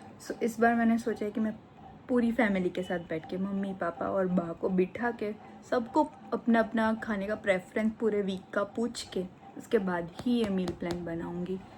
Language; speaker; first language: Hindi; non-native, local second language; Gujarati